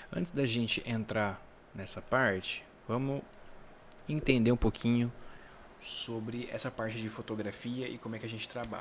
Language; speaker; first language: Portuguese; native; Portuguese